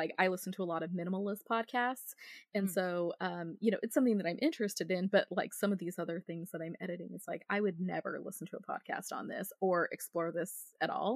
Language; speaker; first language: English; native; English